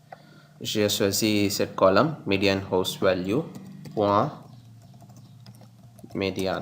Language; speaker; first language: French; non-native, learner; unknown